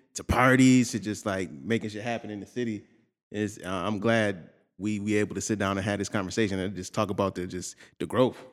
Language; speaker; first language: English; native; English